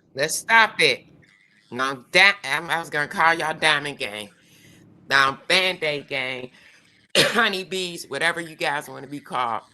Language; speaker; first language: English; native; English